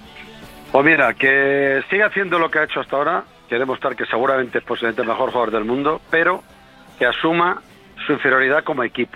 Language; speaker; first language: Spanish; native; Spanish